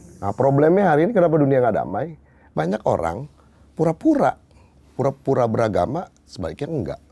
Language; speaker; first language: Indonesian; native; Indonesian